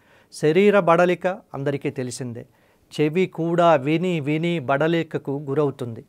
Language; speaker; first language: Telugu; native; Telugu